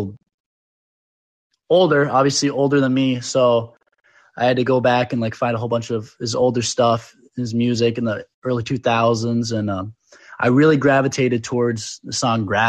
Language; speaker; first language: English; native; English